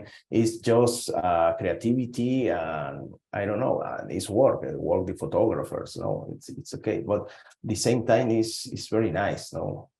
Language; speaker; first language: English; non-native, learner; Spanish